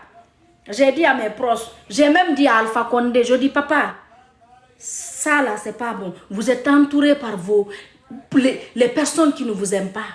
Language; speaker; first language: French; non-native, local second language; Mandingo